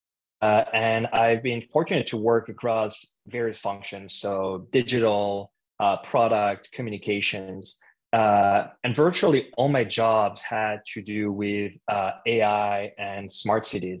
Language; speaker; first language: English; non-native, fluent; French